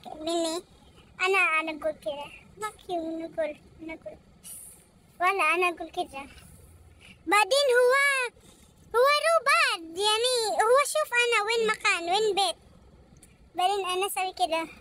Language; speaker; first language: Arabic; non-native, learner; Filipino